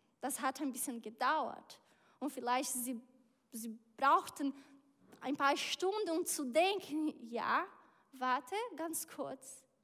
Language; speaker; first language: German; non-native, learner; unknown